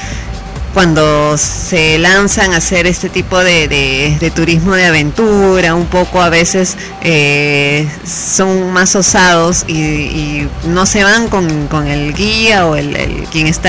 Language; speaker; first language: Spanish; native; Spanish